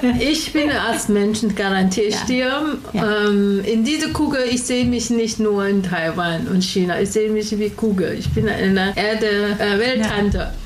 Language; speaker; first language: German; non-native, learner; Chinese